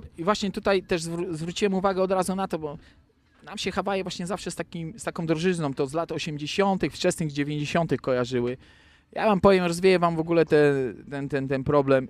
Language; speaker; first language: Polish; native; Polish